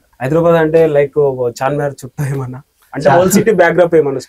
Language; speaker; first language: Telugu; native; Telugu